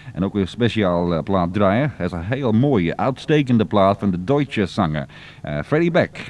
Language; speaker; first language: Dutch; non-native, learner; English